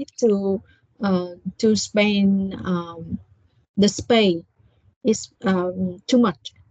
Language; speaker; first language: English; non-native, learner; Vietnamese